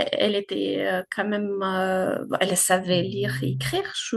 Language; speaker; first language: French; non-native, fluent; Ukrainian